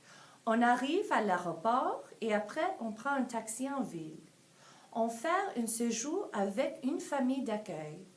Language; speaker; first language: French; non-native, fluent; English